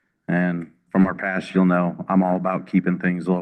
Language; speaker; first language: English; native; English